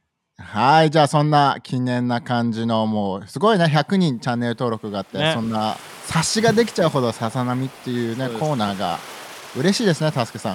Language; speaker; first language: Japanese; native; Japanese